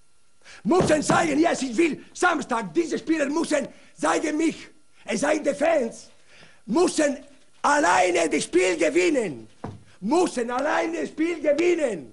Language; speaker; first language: German; non-native, learner; Italian